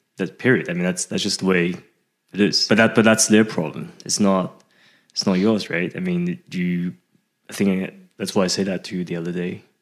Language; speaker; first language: English; early bilingual, other home language; Chinese